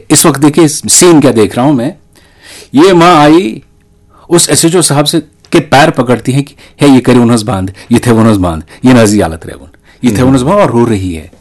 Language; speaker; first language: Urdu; non-native, local second language; Kashmiri